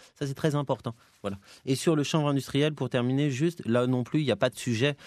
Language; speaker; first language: French; native; French